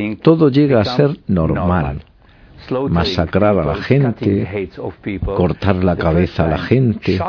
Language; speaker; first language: Spanish; non-native, fluent; Arabic